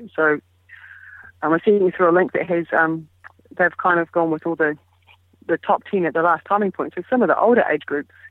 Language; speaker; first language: English; native; English